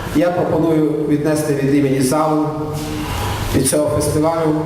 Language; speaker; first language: Ukrainian; native; Ukrainian